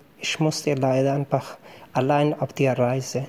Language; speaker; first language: German; non-native, fluent; Pashto